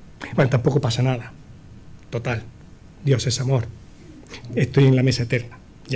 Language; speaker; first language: Spanish; native; Spanish